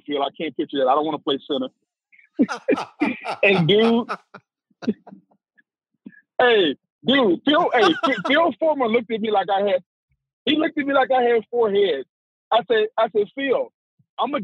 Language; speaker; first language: English; native; English